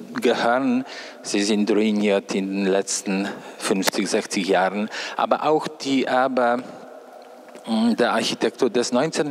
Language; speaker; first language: German; non-native, fluent; Polish